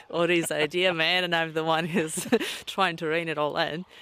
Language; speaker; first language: English; non-native, fluent; Russian